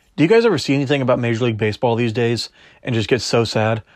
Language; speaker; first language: English; native; English